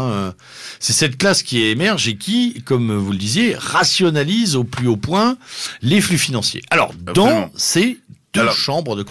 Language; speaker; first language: French; native; French